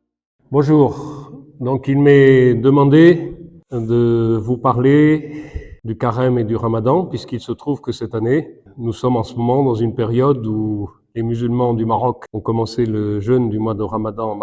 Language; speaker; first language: French; native; French